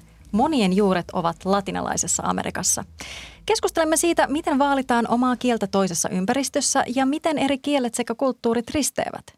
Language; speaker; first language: Finnish; native; Finnish